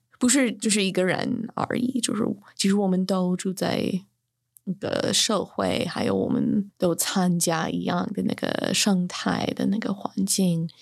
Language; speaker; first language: Chinese; non-native, fluent; English